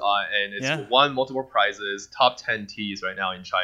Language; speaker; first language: English; non-native, fluent; Chinese